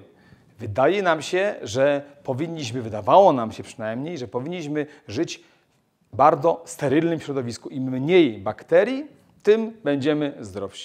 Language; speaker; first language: Polish; native; Polish